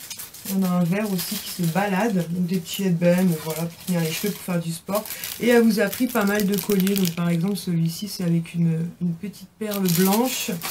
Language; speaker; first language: French; native; French